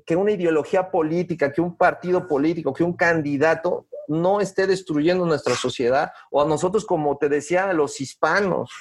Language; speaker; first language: Spanish; native; Spanish